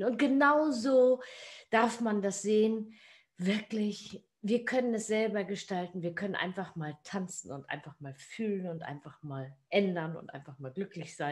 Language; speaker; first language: German; native; German